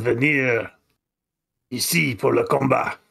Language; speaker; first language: French; non-native, fluent; English